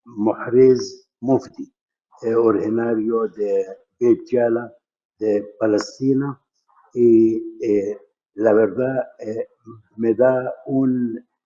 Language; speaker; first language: Spanish; non-native, fluent; Arabic